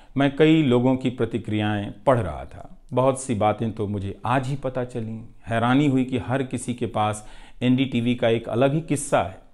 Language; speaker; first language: Hindi; non-native, local second language; Bhojpuri